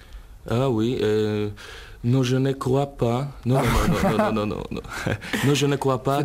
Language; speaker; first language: French; non-native, learner; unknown